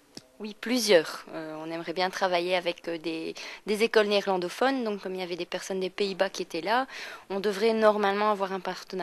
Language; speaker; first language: French; native; French